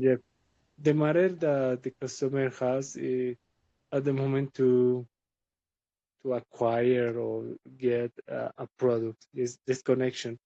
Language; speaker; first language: English; non-native, learner; Spanish